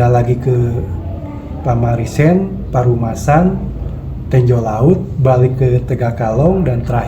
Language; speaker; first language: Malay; non-native, local second language; Sundanese